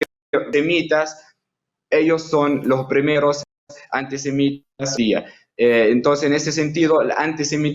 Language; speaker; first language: Spanish; non-native, fluent; Arabic